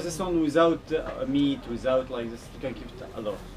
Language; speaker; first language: English; non-native, learner; Turkish